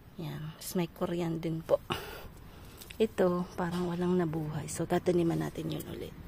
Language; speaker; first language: Filipino; non-native, local second language; Bikol